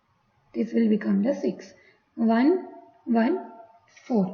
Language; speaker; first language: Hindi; non-native, local second language; Gujarati